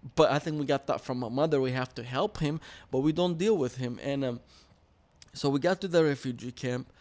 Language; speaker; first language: English; early bilingual, other home language; Arabic